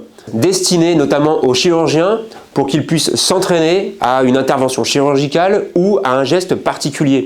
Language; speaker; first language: French; native; French